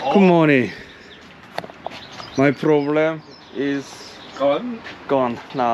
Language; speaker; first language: English; non-native, learner; Korean